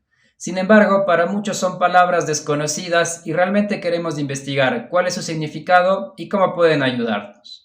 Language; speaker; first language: Spanish; native; Spanish